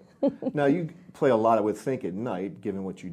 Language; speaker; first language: English; native; English